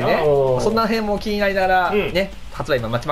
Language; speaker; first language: Japanese; native; Japanese